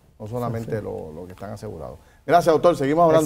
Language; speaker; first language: Spanish; native; Spanish